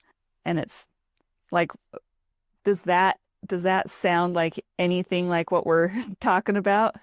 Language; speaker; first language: English; native; English